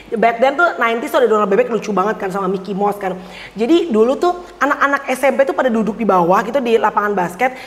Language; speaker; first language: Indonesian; native; Indonesian